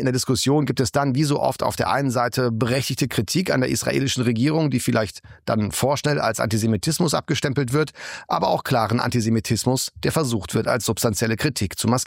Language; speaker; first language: German; native; German